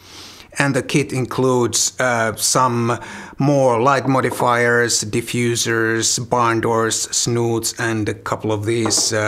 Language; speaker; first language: English; non-native, fluent; Finnish